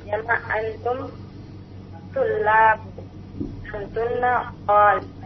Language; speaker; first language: Arabic; non-native, learner; Indonesian